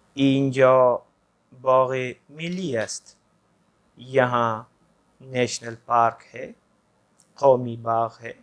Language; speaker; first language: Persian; non-native, fluent; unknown